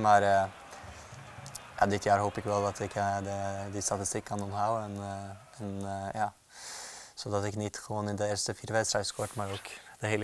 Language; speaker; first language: Dutch; non-native, fluent; Norwegian